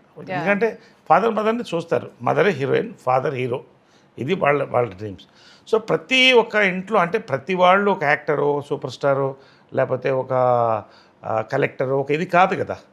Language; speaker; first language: Telugu; native; Telugu